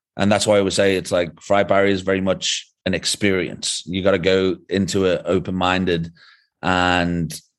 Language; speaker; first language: English; native; English